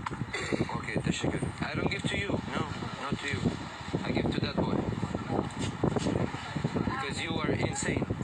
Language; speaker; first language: English; non-native, learner; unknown